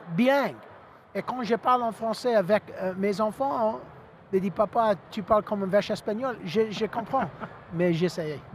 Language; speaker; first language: French; non-native, learner; English